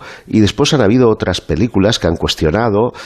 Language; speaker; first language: Spanish; native; Spanish